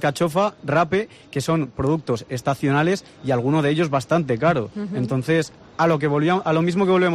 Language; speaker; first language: Spanish; native; Spanish